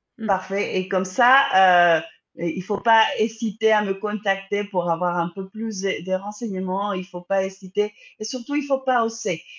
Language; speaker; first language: French; non-native, fluent; Spanish